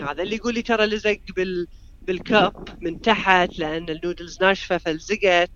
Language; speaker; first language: Arabic; early bilingual, heritage; Arabic